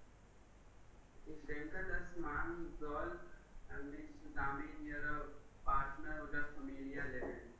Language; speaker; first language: German; non-native, learner; Hindi